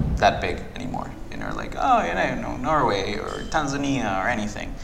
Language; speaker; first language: English; non-native, fluent; Spanish